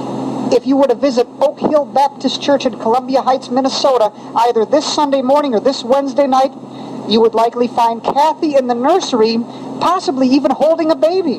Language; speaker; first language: English; native; English